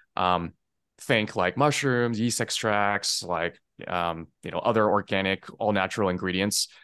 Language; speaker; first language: English; early bilingual, other home language; Chinese